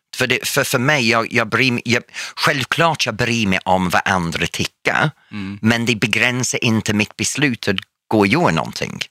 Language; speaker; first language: Swedish; non-native, fluent; English